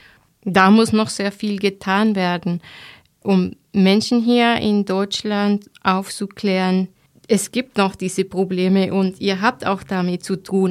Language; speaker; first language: German; non-native, fluent; Spanish